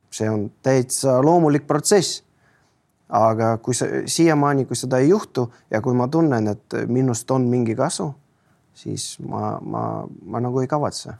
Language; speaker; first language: Estonian; non-native, local second language; Russian